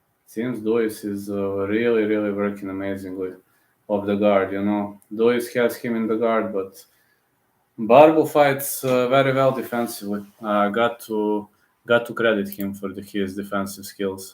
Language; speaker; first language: English; non-native, fluent; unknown